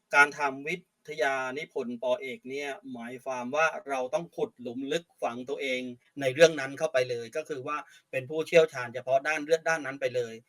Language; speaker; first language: Thai; native; Thai